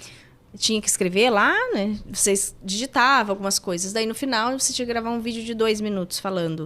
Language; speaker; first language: Portuguese; native; Portuguese